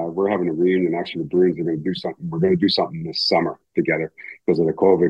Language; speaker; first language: English; native; English